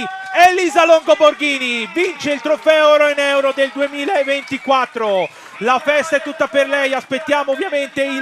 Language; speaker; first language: Italian; native; Italian